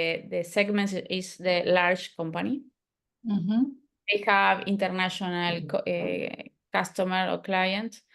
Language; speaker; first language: English; non-native, learner; Spanish